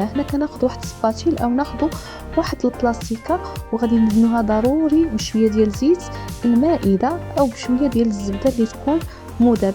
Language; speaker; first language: Arabic; native; Arabic